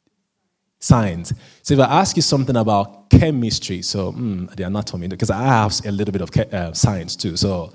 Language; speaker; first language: English; non-native, local second language; Yoruba